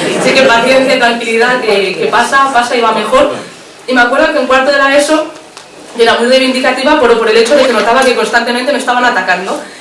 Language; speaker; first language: Spanish; early bilingual, other home language; Arabic